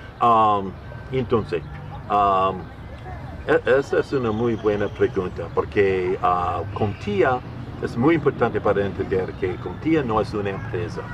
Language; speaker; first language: Spanish; non-native, learner; English